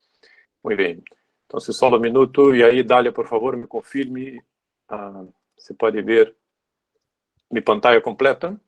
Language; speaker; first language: Spanish; non-native, fluent; Portuguese